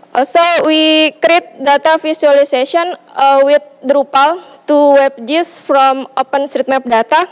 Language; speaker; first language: English; non-native, learner; Indonesian